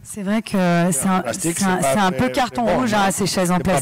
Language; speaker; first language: French; native; French